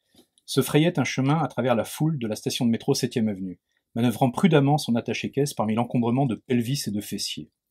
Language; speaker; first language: French; native; French